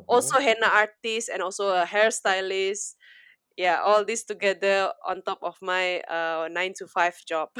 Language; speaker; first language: English; non-native, fluent; Indonesian